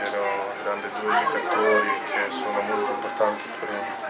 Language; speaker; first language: Italian; non-native, learner; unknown